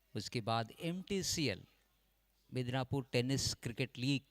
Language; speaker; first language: Hindi; non-native, local second language; Bangla